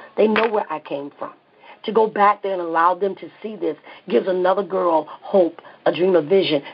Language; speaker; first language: English; native; English